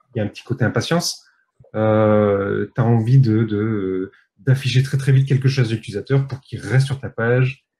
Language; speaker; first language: French; native; French